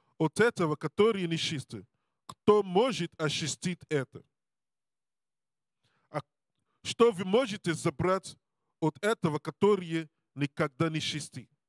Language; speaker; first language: Russian; non-native, learner; English